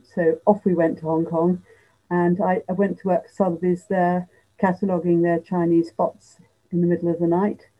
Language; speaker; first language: English; native; English